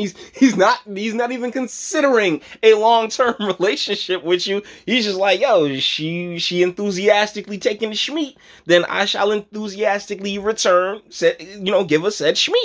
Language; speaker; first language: English; native; English